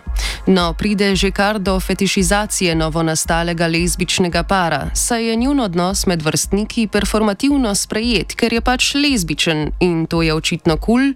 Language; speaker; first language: Slovenian; native; Slovenian